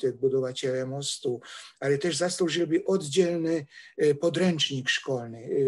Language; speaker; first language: Polish; non-native, fluent; Hungarian